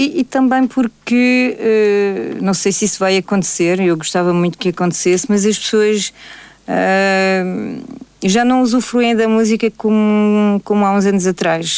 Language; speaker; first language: Portuguese; native; Portuguese